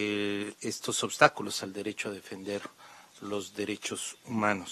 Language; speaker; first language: Spanish; native; Spanish